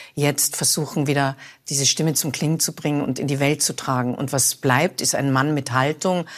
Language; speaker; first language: German; native; German